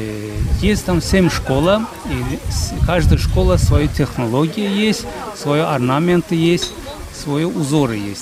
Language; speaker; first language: Russian; non-native, fluent; Azerbaijani